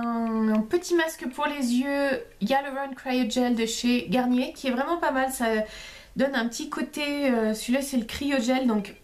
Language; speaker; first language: French; native; French